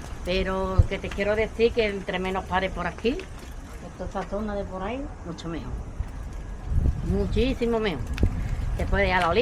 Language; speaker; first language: Spanish; native; Spanish